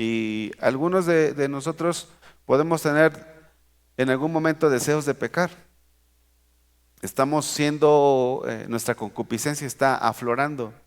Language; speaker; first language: Spanish; native; Spanish